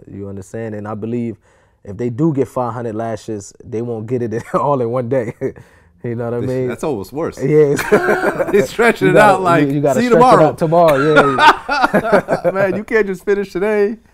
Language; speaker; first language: English; native; English